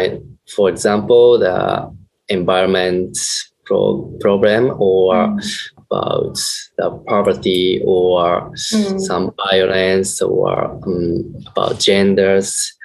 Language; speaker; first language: English; non-native, learner; Japanese